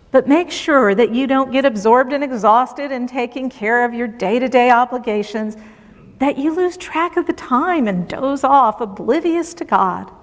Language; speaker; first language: English; native; English